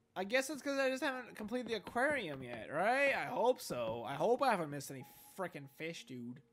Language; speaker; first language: English; native; English